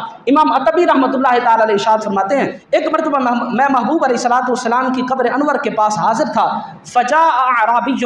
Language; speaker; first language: Urdu; native; Urdu